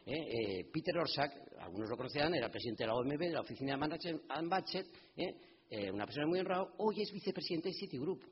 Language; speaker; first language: Spanish; native; Spanish